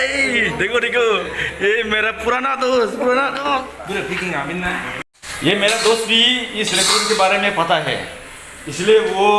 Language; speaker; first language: Hindi; non-native, local second language; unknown